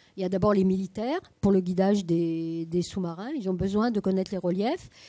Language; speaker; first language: French; native; French